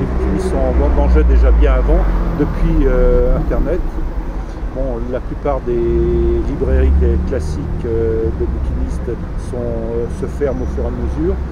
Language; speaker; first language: French; native; French